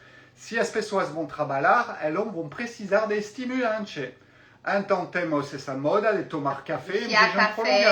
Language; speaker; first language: Portuguese; non-native, fluent; French